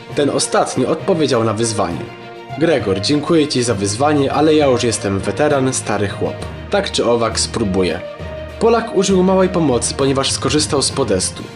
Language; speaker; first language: Polish; native; Polish